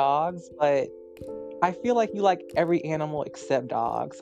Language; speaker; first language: English; native; English